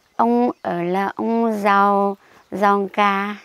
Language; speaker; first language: Vietnamese; native; Vietnamese